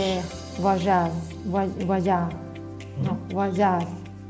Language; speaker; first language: French; non-native, learner; Spanish